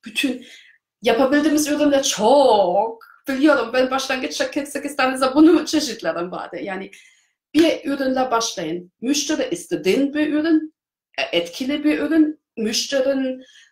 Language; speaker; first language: Turkish; non-native, fluent; German